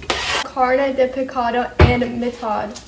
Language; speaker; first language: Spanish; non-native, learner; English